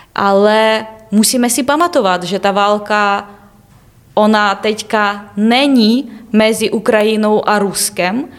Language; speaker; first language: Czech; non-native, fluent; Ukrainian